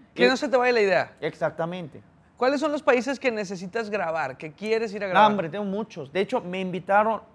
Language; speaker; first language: Spanish; early bilingual, other home language; Korean